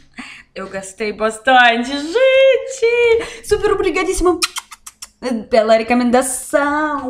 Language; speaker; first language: Portuguese; non-native, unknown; Russian